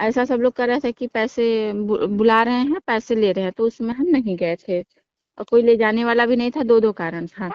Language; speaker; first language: Hindi; native; Hindi